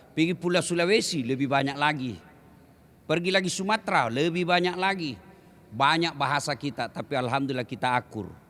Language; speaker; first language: Indonesian; native; Indonesian